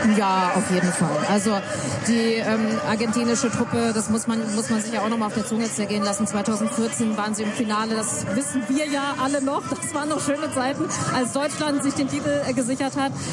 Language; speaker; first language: German; native; German